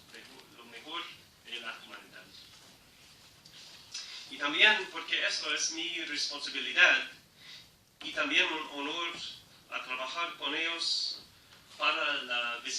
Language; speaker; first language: Spanish; non-native, learner; English